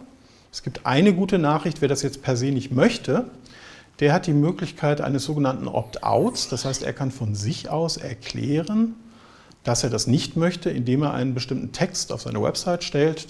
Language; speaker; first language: German; native; German